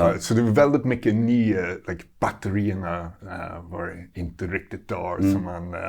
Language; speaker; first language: Swedish; non-native, fluent; English